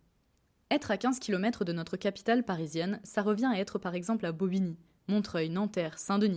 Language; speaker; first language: French; native; French